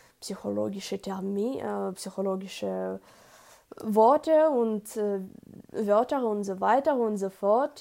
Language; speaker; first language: German; non-native, learner; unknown